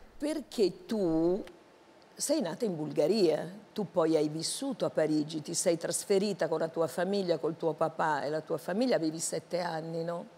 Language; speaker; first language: Italian; native; Italian